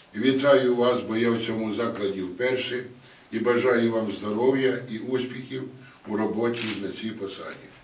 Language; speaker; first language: Ukrainian; native; Ukrainian